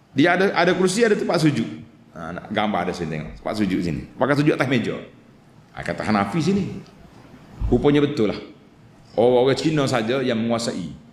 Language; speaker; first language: Malay; native; Malay